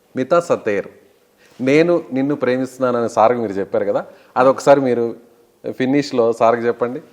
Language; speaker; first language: Telugu; native; Telugu